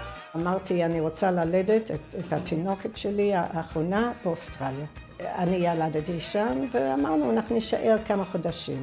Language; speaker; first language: Hebrew; non-native, fluent; English